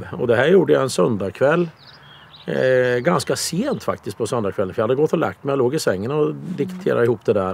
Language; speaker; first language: Swedish; native; Swedish